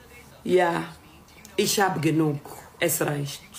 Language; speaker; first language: German; non-native, learner; Swahili